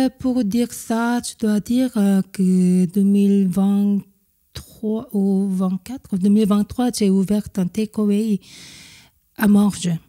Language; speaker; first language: French; non-native, fluent; Korean